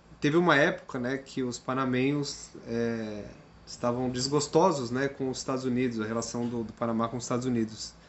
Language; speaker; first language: Portuguese; native; Portuguese